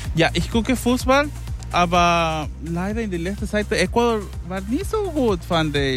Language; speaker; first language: German; non-native, fluent; Spanish